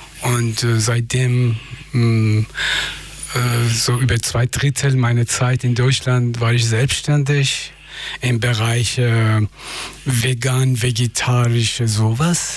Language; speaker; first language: German; non-native, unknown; Persian